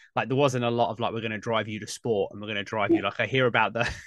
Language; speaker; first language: English; native; English